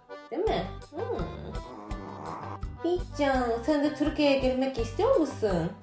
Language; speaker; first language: Turkish; non-native, learner; Japanese